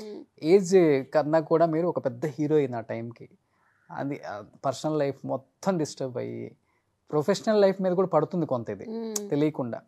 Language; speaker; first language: Telugu; native; Telugu